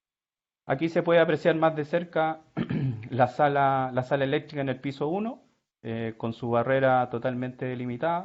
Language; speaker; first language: Spanish; native; Spanish